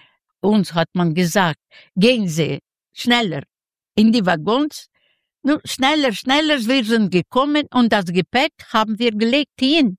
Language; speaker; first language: German; non-native, fluent; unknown